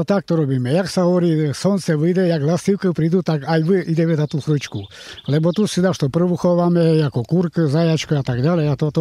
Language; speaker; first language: Slovak; non-native, local second language; Rusyn